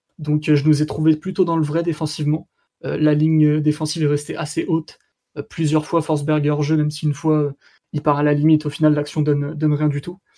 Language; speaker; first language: French; native; French